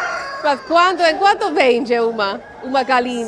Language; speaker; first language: Portuguese; non-native, learner; English